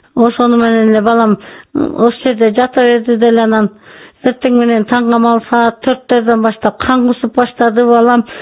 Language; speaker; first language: Kyrgyz; native; Kyrgyz